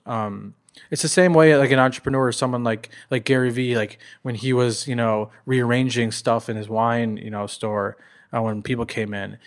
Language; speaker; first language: English; native; English